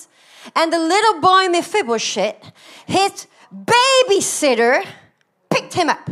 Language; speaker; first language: English; non-native, fluent; Dutch